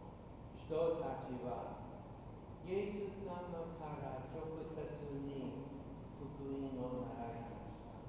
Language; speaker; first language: Japanese; non-native, fluent; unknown